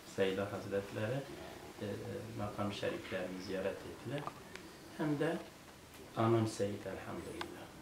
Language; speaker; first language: Turkish; native; Turkish